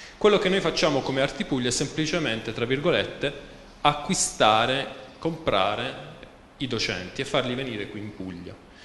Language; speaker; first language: Italian; native; Italian